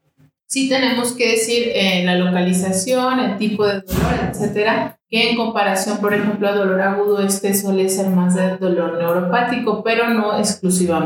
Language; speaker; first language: Spanish; native; Spanish